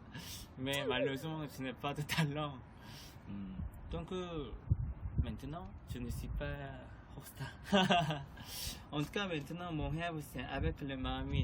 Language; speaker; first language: French; non-native, learner; Korean